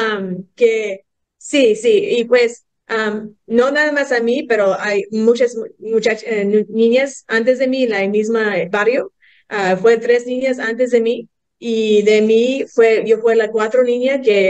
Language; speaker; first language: Spanish; early bilingual, heritage; English